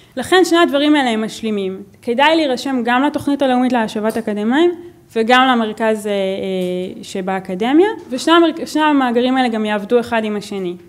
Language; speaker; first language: Hebrew; native; Hebrew